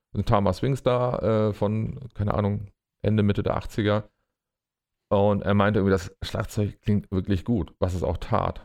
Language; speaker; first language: German; native; German